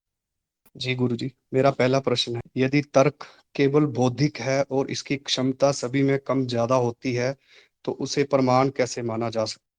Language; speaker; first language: Hindi; native; Hindi